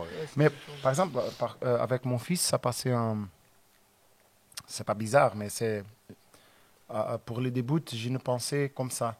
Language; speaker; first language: French; non-native, learner; Portuguese